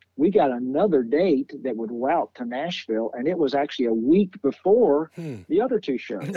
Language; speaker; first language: English; native; English